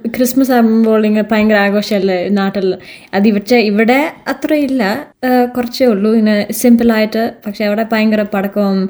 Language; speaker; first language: Malayalam; early bilingual, heritage; Malayalam